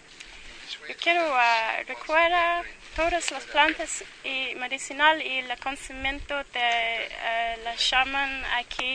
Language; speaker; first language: Spanish; non-native, learner; English